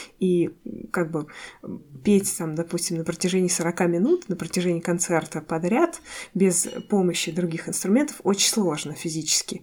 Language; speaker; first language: Russian; native; Russian